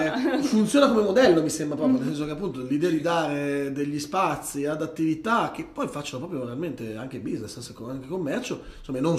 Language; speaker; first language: Italian; native; Italian